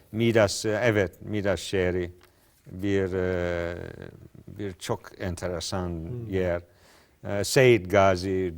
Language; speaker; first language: Turkish; non-native, learner; English